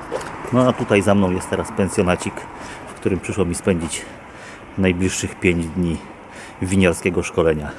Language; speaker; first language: Polish; native; Polish